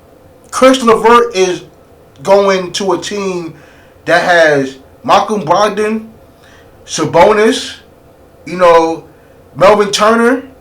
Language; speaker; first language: English; native; English